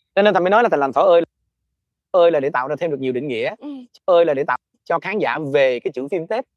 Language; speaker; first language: Vietnamese; native; Vietnamese